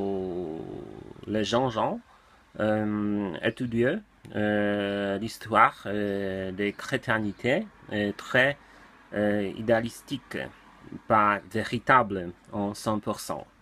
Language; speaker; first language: French; non-native, learner; Polish